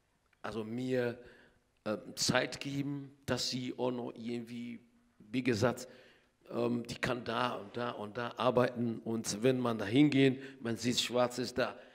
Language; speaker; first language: German; non-native, learner; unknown